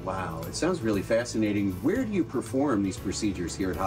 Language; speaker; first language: English; native; English